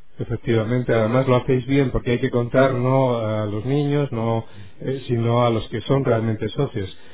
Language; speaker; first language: Spanish; native; Spanish